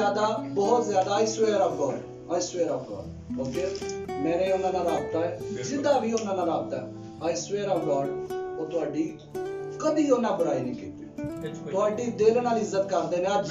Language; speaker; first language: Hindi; non-native, local second language; Punjabi